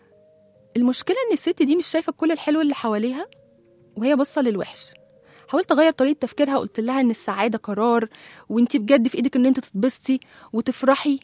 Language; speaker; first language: Arabic; native; Arabic